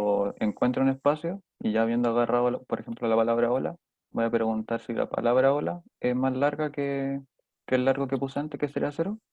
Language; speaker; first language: Spanish; native; Spanish